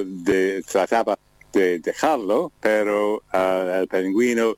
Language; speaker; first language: Spanish; non-native, learner; English